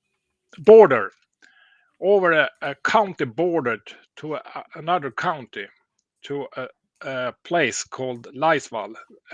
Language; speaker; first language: English; non-native, learner; Swedish